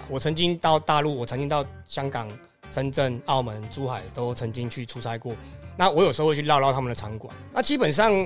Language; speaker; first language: Chinese; non-native, local second language; Min Nan Chinese